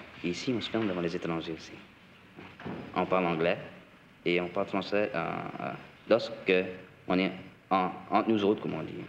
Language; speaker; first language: French; native; French